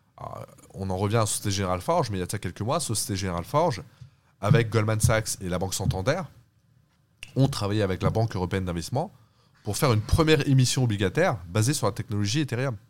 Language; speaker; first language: French; early bilingual, other home language; Turkish